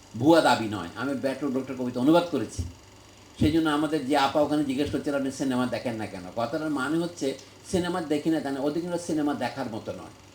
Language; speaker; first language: Bangla; native; Bangla